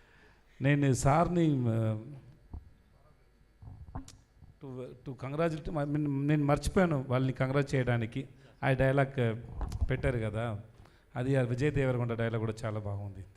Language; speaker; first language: Telugu; non-native, learner; Tamil